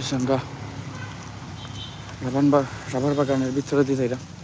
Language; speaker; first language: Bangla; native; Bangla